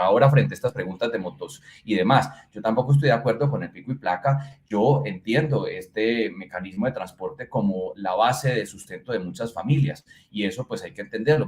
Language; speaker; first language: Spanish; native; Spanish